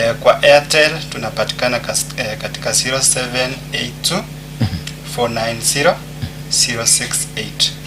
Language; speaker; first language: Swahili; non-native, local second language; Kalenjin